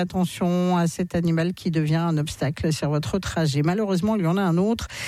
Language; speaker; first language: French; native; French